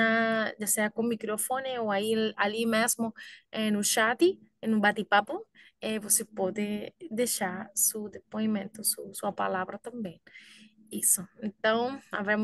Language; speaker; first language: Portuguese; non-native, learner; Spanish